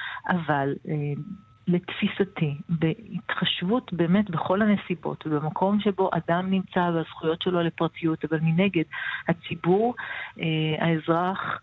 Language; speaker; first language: Hebrew; native; Hebrew